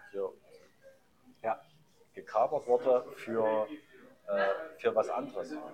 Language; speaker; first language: German; native; German